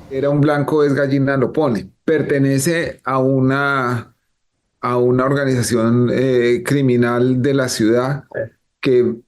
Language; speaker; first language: Spanish; native; Spanish